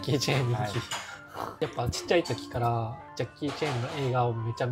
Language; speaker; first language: Japanese; native; Japanese